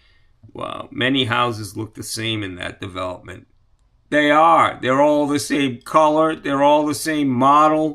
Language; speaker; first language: English; native; English